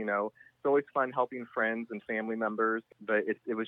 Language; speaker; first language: English; native; English